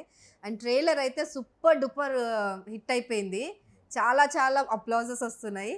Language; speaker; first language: Telugu; native; Telugu